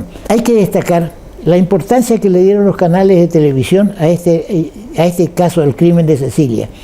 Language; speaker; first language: Spanish; native; Spanish